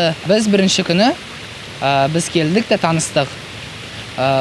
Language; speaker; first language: Kazakh; non-native, local second language; Russian